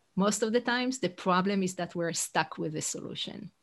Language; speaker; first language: English; non-native, fluent; Hebrew